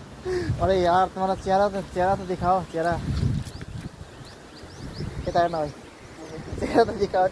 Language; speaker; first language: Hindi; non-native, fluent; Nepali